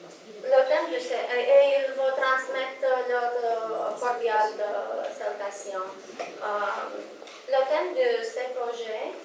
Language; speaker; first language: French; non-native, learner; Romanian